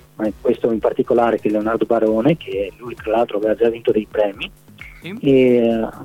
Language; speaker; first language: Italian; native; Italian